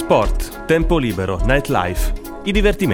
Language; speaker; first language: Italian; native; Italian